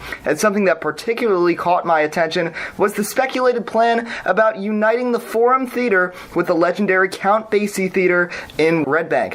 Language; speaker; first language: English; native; English